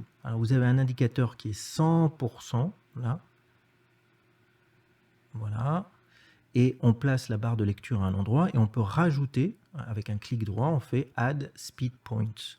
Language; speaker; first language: French; native; French